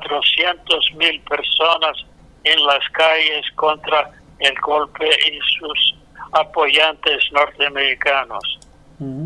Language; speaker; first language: Spanish; non-native, fluent; English